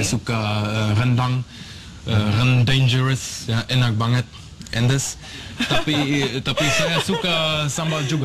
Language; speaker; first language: Indonesian; non-native, learner; German